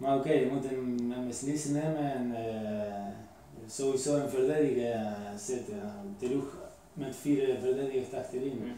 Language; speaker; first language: Dutch; non-native, fluent; Spanish